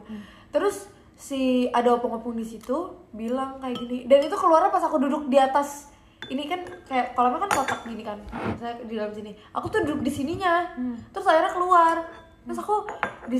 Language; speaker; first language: Indonesian; native; Indonesian